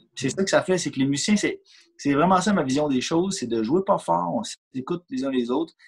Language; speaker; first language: French; native; French